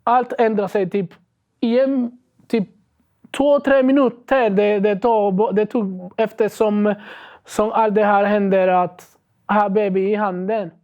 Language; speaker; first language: Swedish; non-native, learner; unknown